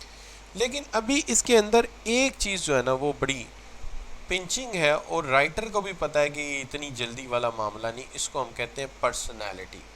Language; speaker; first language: Urdu; native; Urdu